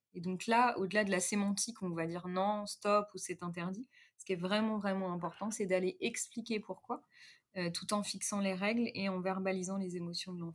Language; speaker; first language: French; native; French